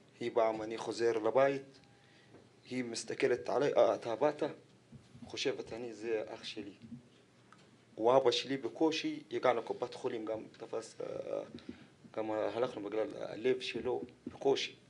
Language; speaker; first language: Hebrew; non-native, local second language; Arabic